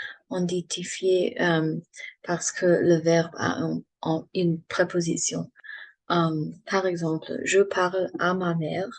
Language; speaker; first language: French; non-native, learner; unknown